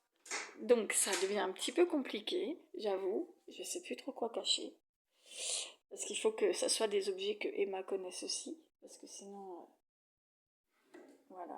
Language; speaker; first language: French; native; French